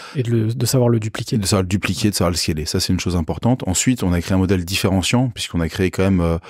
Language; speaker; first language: French; native; French